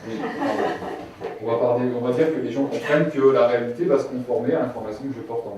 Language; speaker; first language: French; native; French